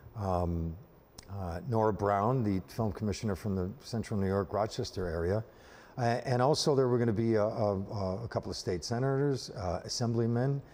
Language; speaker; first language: English; native; English